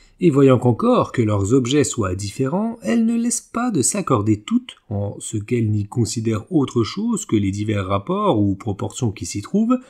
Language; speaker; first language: French; native; French